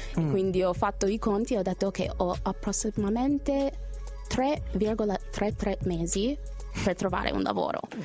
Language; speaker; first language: Italian; non-native, fluent; English